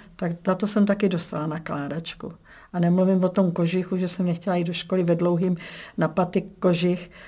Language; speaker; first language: Czech; native; Czech